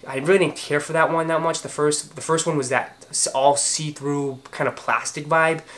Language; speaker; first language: English; native; English